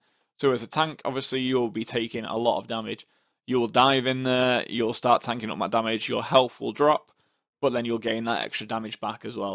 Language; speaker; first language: English; native; English